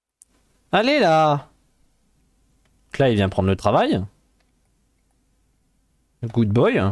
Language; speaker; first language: French; native; French